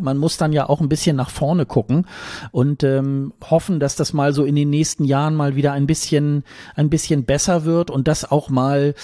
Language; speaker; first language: German; native; German